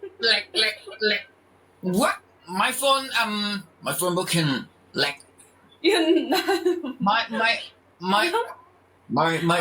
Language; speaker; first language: English; non-native, learner; Thai